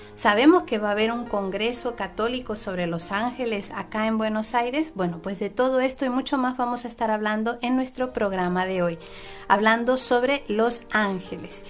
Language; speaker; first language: Spanish; native; Spanish